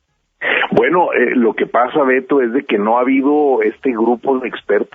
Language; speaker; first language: Spanish; native; Spanish